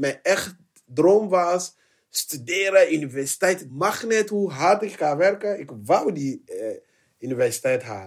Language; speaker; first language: Dutch; non-native, fluent; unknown